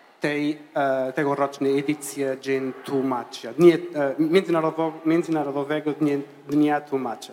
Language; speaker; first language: Polish; non-native, fluent; Portuguese